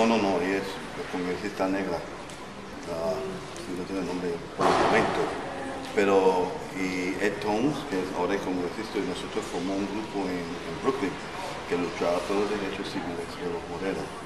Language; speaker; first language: Spanish; non-native, local second language; English